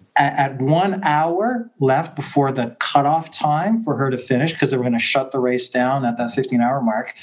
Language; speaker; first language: English; native; English